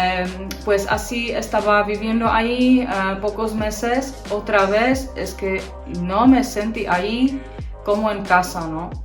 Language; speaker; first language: Spanish; non-native, fluent; Czech